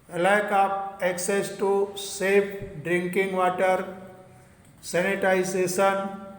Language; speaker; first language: English; non-native, local second language; Hindi